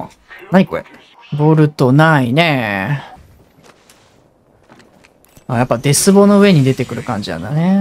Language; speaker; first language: Japanese; native; Japanese